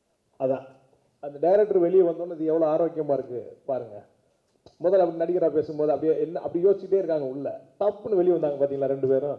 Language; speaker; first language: Tamil; native; Tamil